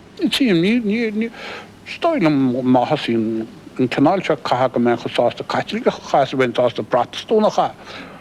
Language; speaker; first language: Irish; native; Irish